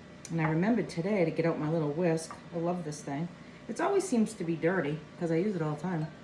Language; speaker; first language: English; native; English